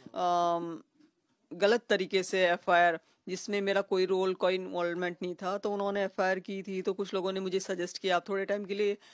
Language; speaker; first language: Hindi; native; Hindi